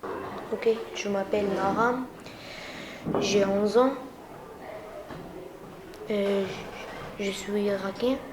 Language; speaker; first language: French; non-native, learner; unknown